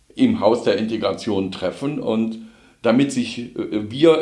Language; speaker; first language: German; native; German